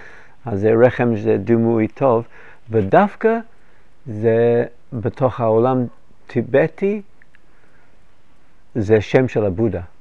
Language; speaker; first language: Hebrew; non-native, fluent; English